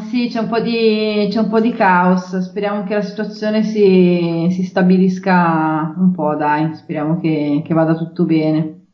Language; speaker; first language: Italian; native; Italian